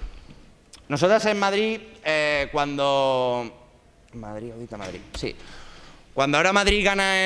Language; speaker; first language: Spanish; native; Spanish